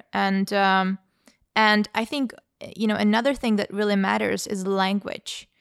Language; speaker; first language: English; non-native, fluent; Czech